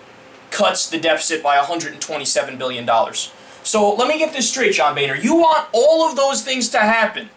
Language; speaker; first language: English; native; English